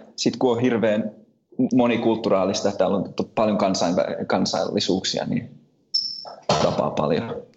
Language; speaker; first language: Finnish; early bilingual, heritage; Finnish